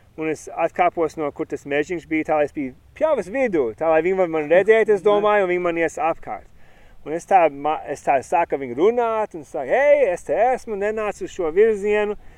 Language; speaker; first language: Latvian; early bilingual, heritage; Latvian